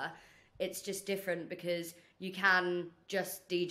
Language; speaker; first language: English; native; English